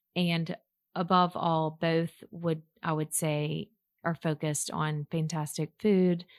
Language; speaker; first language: English; native; English